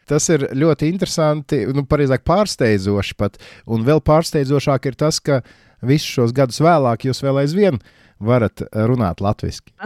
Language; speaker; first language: Latvian; native; Latvian